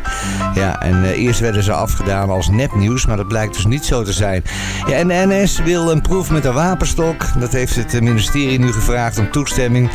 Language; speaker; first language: Dutch; native; Dutch